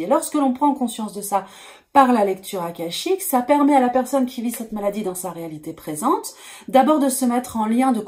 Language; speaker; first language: French; native; French